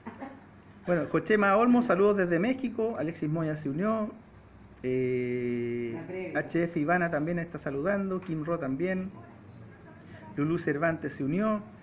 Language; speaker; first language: Spanish; native; Spanish